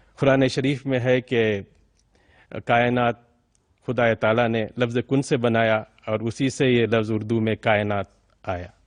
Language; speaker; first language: Urdu; native; Urdu